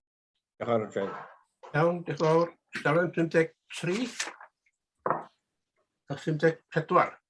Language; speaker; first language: Welsh; native; Welsh